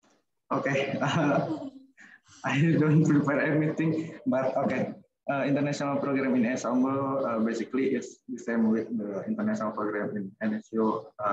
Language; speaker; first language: English; non-native, learner; Indonesian